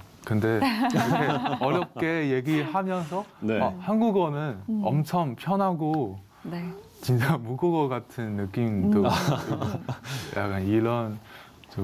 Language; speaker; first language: Korean; non-native, fluent; Chinese